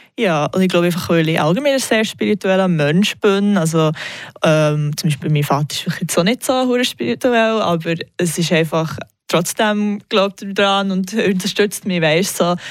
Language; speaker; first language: German; non-native, local second language; English